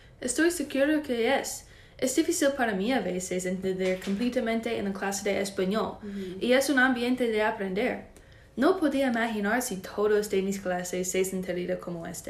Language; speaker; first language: Spanish; non-native, learner; English